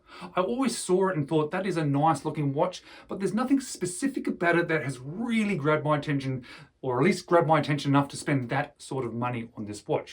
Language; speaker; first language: English; native; English